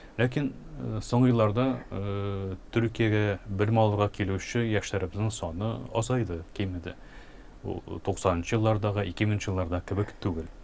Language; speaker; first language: Tatar; early bilingual, heritage; Tatar